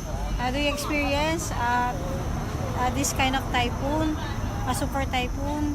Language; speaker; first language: English; non-native, learner; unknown